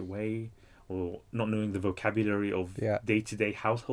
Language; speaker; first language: English; native; English